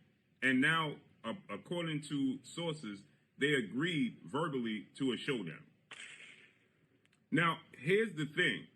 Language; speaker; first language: English; native; English